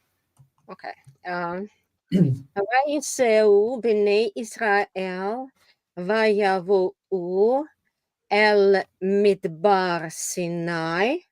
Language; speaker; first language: Hebrew; non-native, learner; English